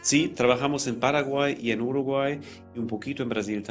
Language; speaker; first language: Spanish; non-native, fluent; German